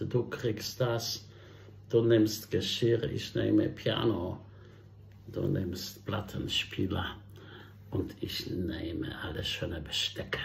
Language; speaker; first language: German; non-native, fluent; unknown